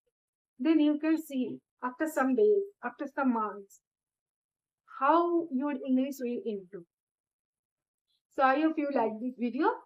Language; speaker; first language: English; non-native, learner; Bangla